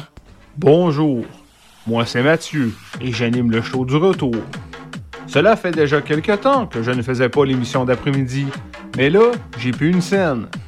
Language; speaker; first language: French; native; French